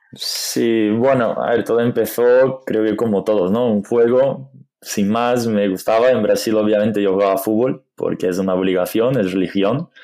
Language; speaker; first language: Spanish; non-native, fluent; Portuguese